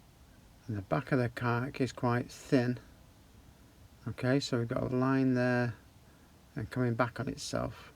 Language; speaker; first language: English; native; English